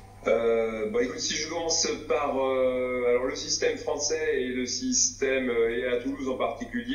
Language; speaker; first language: French; native; French